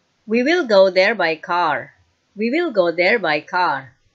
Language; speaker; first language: English; non-native, fluent; Indonesian